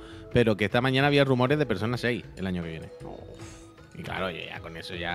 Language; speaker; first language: Spanish; native; Spanish